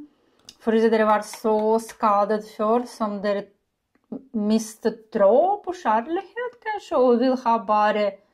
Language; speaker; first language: Norwegian; non-native, learner; Ukrainian